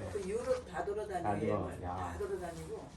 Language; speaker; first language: Korean; native; Korean